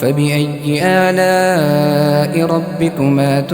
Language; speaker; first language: Arabic; native; Arabic